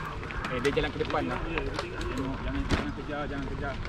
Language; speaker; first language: Malay; native; Malay